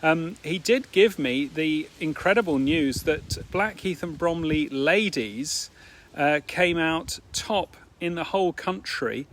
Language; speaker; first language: English; native; English